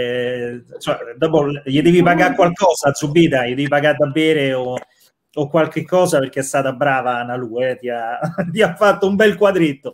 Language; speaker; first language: Italian; native; Italian